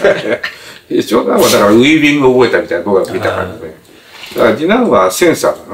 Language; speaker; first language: Japanese; native; Japanese